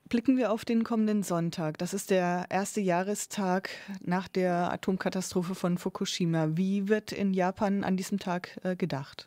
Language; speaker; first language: German; native; German